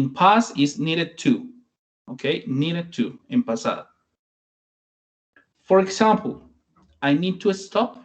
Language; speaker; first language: English; non-native, learner; Spanish